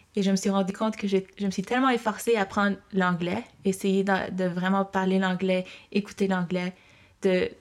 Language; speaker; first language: French; early bilingual, heritage; French